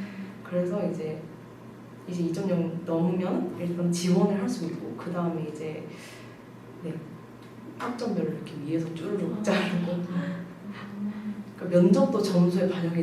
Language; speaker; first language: Korean; native; Korean